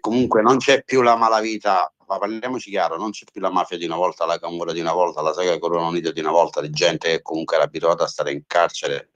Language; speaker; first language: Italian; native; Italian